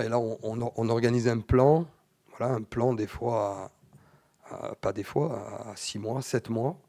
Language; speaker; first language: French; native; French